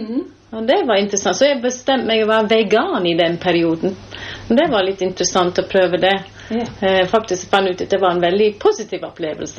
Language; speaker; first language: Norwegian; non-native, fluent; English